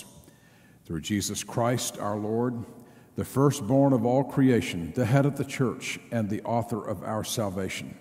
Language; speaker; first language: English; native; English